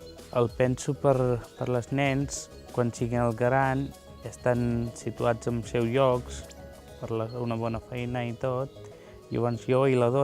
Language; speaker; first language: Catalan; non-native, learner; Punjabi